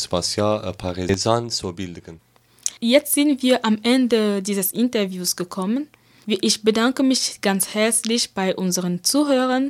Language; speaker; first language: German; non-native, fluent; Central Kurdish